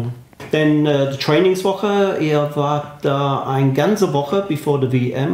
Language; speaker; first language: German; non-native, fluent; English